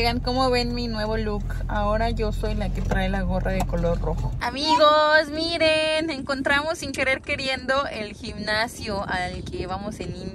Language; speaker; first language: Spanish; native; Spanish